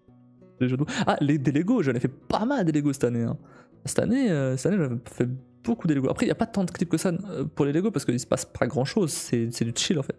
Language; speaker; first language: French; native; French